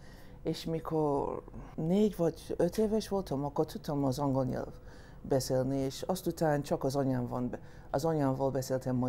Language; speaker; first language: Hungarian; early bilingual, heritage; English